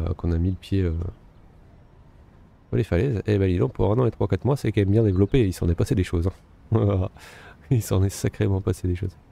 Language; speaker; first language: French; native; French